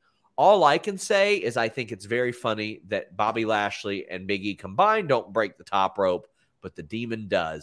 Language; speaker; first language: English; native; English